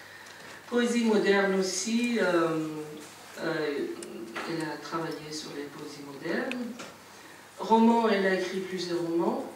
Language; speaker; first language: French; non-native, fluent; Persian